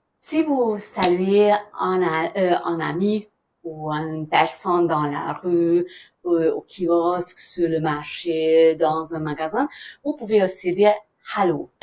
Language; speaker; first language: French; non-native, fluent; German